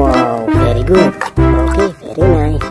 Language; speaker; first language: English; non-native, learner; Indonesian